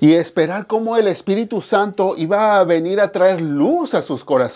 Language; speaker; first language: Spanish; native; Spanish